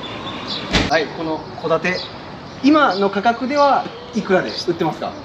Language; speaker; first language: Japanese; native; Japanese